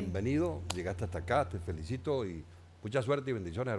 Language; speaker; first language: Spanish; early bilingual, heritage; Spanish